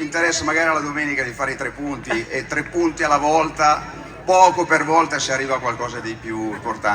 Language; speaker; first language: Italian; native; Italian